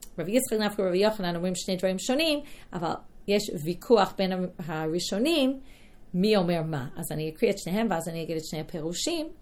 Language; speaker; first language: Hebrew; non-native, fluent; English